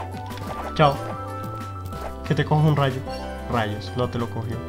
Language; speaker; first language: Spanish; native; Spanish